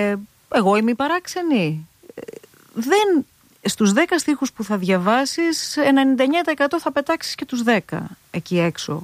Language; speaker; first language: Greek; native; Greek